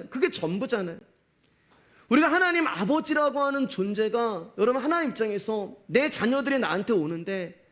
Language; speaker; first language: Korean; native; Korean